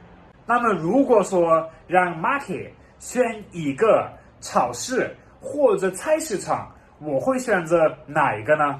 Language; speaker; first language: Chinese; non-native, fluent; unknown